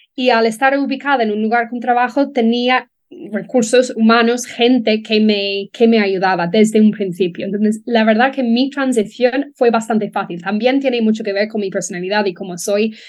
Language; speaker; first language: Spanish; non-native, fluent; English